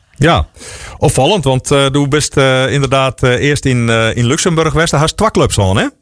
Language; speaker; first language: Dutch; non-native, local second language; Western Frisian